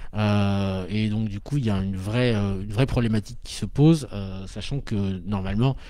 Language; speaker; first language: French; native; French